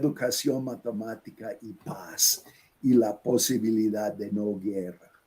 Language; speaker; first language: Spanish; non-native, fluent; English